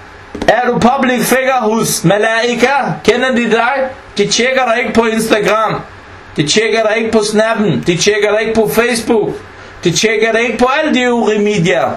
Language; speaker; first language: Danish; non-native, fluent; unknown